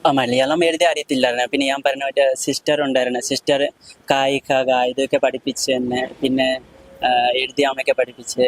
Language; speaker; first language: Malayalam; non-native, local second language; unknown